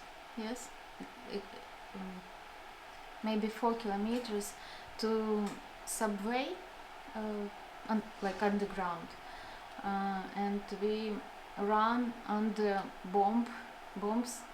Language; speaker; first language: English; non-native, learner; Russian